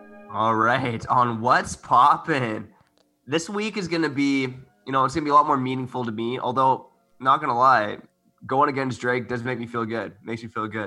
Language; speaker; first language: English; native; English